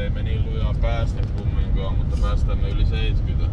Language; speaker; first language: Finnish; native; Finnish